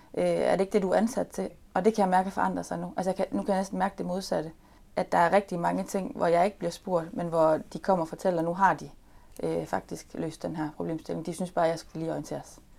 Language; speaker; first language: Danish; native; Danish